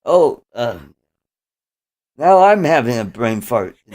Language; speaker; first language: English; native; English